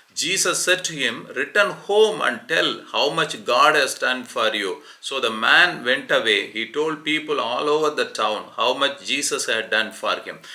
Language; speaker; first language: English; non-native, local second language; Tamil